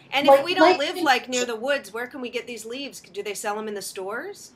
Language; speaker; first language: English; native; English